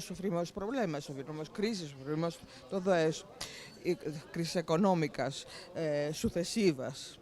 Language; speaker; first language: Spanish; non-native, fluent; Greek